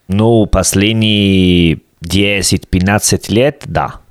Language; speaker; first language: Russian; non-native, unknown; Italian